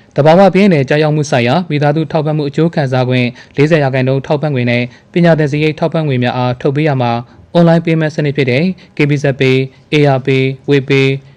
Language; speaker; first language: Burmese; native; Burmese